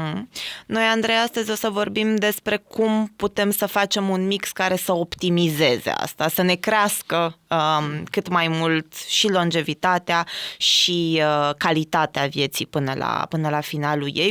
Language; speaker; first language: Romanian; native; Romanian